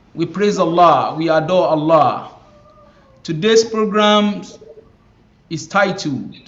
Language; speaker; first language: English; non-native, local second language; Yoruba